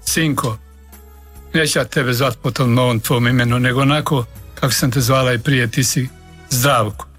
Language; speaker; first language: Croatian; native; Croatian